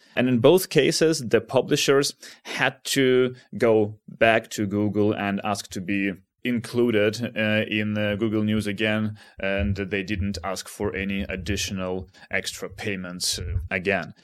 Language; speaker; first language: English; non-native, fluent; Ukrainian